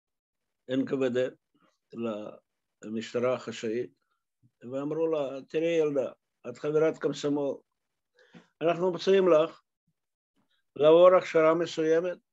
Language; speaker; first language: Hebrew; non-native, fluent; Russian